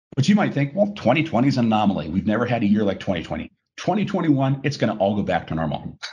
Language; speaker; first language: English; native; English